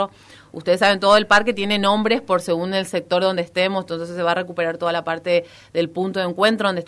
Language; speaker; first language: Spanish; native; Spanish